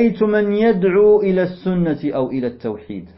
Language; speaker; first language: Arabic; non-native, fluent; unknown